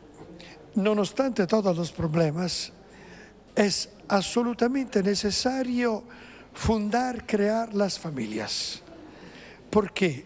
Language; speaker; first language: Spanish; non-native, fluent; Italian